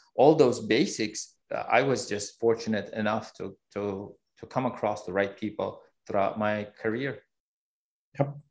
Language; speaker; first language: English; non-native, fluent; Uzbek